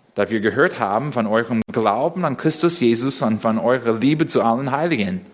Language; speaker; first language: German; non-native, fluent; English